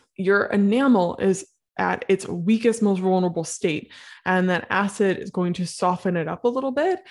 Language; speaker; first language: English; native; English